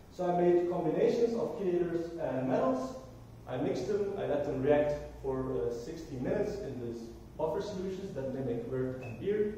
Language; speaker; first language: English; non-native, fluent; Dutch